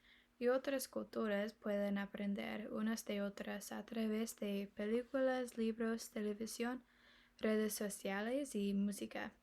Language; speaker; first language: Spanish; non-native, learner; English